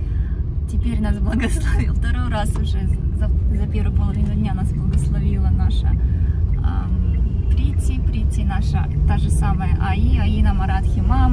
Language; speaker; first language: Russian; native; Russian